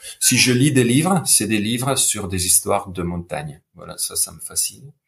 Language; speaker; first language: French; non-native, fluent; Italian